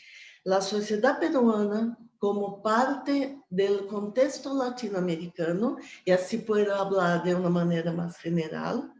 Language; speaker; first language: Spanish; non-native, fluent; Portuguese